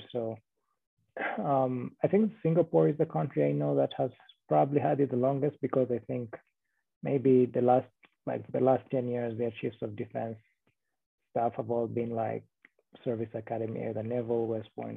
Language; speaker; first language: English; non-native, local second language; Kinyarwanda